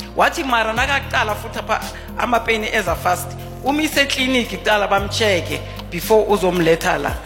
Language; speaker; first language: Zulu; non-native, local second language; South Ndebele